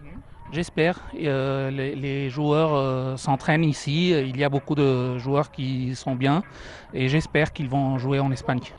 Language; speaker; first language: French; non-native, learner; Arabic